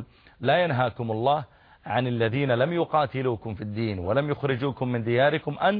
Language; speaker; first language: Arabic; native; Arabic